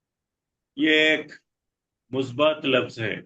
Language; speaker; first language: Hindi; non-native, learner; Bangla